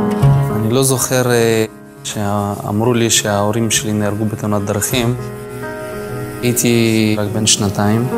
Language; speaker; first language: Hebrew; non-native, fluent; Russian